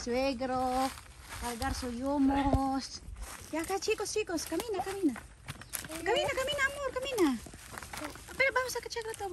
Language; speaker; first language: Spanish; non-native, learner; Filipino